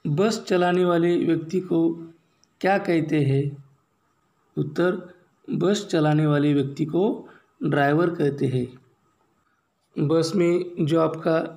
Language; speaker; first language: Hindi; non-native, local second language; Marathi